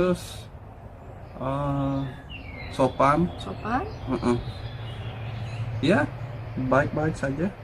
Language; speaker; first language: Indonesian; non-native, learner; Dutch